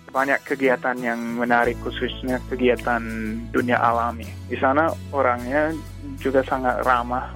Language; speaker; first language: Indonesian; non-native, fluent; English